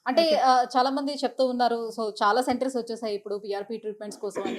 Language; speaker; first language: Telugu; native; Telugu